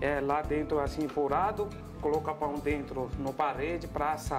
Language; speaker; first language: Portuguese; non-native, learner; Hindi